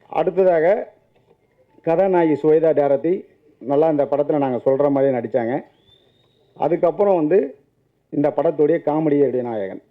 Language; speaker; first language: Tamil; native; Tamil